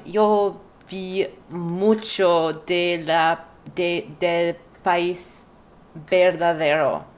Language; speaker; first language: Spanish; non-native, learner; English